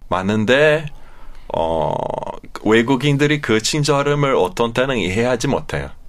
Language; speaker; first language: Korean; non-native, fluent; Portuguese